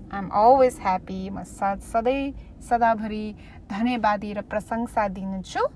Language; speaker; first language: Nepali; early bilingual, heritage; Nepali